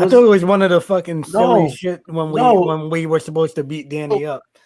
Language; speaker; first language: English; native; English